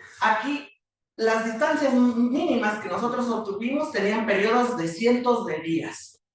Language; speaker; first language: Spanish; native; Spanish